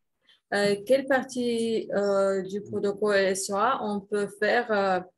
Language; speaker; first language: French; non-native, fluent; Russian